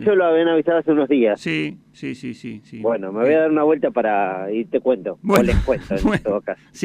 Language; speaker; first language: Spanish; native; Spanish